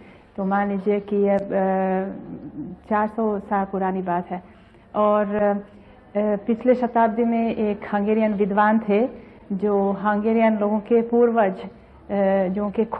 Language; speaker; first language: Hindi; non-native, fluent; Hungarian